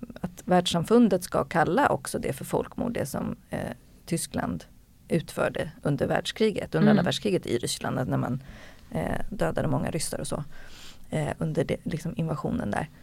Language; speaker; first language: Swedish; native; Swedish